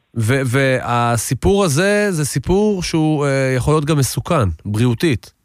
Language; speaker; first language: Hebrew; native; Hebrew